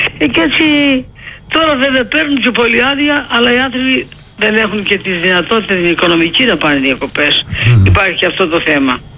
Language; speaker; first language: Greek; native; Greek